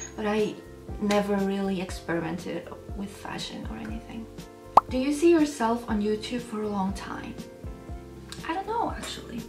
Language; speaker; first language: English; non-native, fluent; German